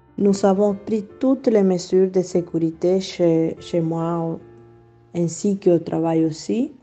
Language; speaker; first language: French; non-native, fluent; Spanish